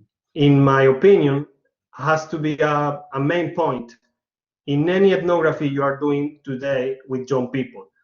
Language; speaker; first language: English; non-native, learner; Spanish